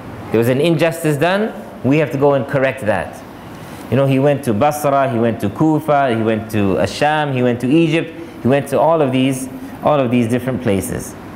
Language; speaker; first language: English; native; English